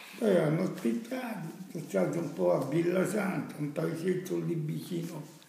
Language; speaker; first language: Italian; early bilingual, heritage; Italian